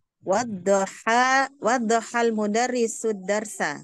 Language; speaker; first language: Arabic; non-native, learner; Indonesian